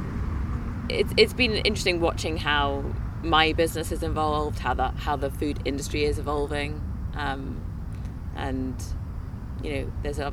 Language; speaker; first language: English; native; English